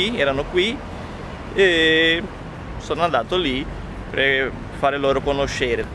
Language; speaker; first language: Italian; non-native, learner; Portuguese